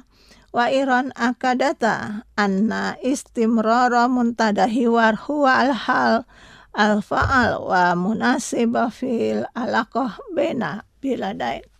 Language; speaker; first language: Arabic; non-native, fluent; Indonesian